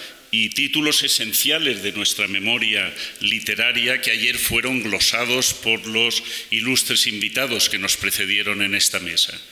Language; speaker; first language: Spanish; native; Spanish